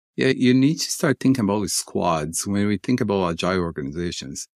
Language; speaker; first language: English; non-native, fluent; Portuguese